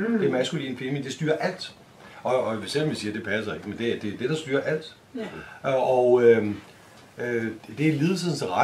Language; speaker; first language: Danish; native; Danish